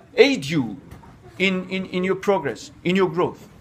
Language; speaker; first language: English; non-native, fluent; Bosnian